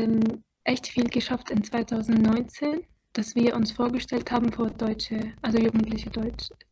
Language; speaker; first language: German; non-native, fluent; Arabic